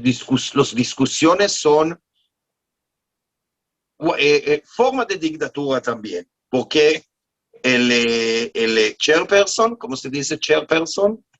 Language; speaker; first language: Spanish; non-native, learner; Hebrew